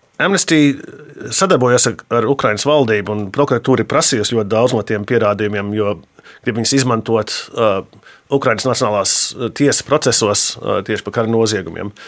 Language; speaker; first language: Latvian; early bilingual, heritage; Latvian